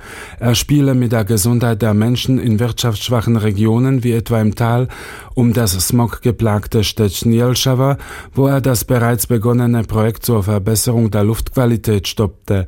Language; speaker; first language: German; native; German